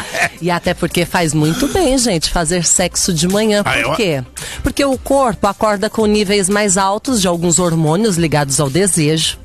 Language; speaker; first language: Portuguese; native; Portuguese